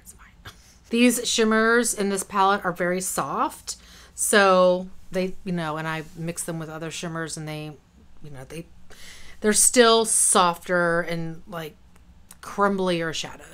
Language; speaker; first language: English; native; English